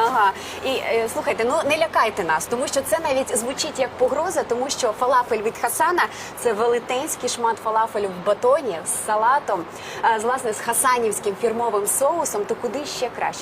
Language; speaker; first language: Ukrainian; native; Ukrainian